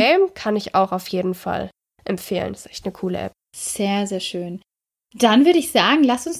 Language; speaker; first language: German; native; German